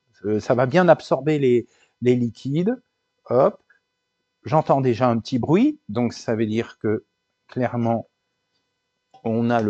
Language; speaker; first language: French; native; French